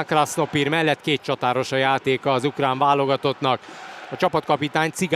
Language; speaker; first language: Hungarian; native; Hungarian